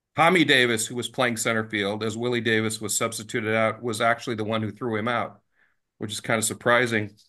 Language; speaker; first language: English; native; English